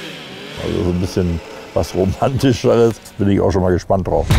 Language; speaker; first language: German; native; German